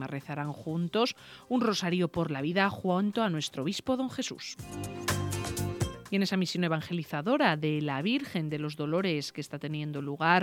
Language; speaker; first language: Spanish; native; Spanish